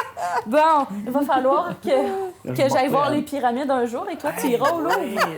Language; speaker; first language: French; native; French